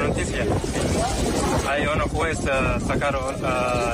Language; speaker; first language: Spanish; non-native, learner; Arabic